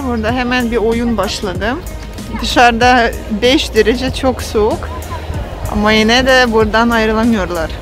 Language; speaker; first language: Turkish; non-native, fluent; Russian